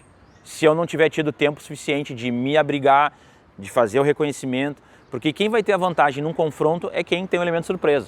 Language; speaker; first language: Portuguese; native; Portuguese